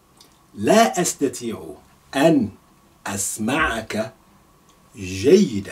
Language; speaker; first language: Arabic; non-native, fluent; Yoruba